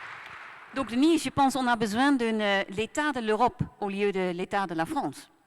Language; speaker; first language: French; non-native, fluent; Dutch